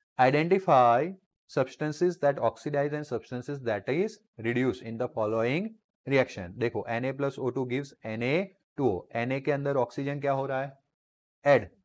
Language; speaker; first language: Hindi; non-native, local second language; Gujarati